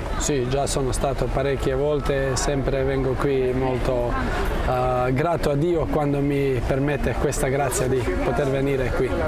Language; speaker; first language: Italian; non-native, fluent; Croatian